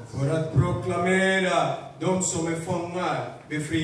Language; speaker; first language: Swedish; non-native, fluent; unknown